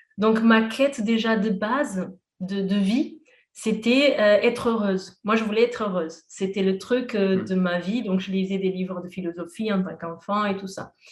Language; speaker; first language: French; non-native, fluent; Portuguese